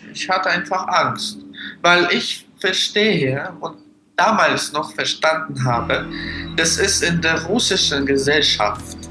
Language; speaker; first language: German; non-native, fluent; Russian